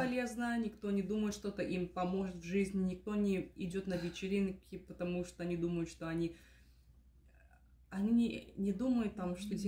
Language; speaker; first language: Russian; early bilingual, heritage; Russian